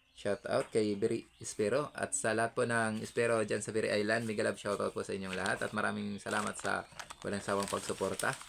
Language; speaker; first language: Filipino; non-native, local second language; Hiligaynon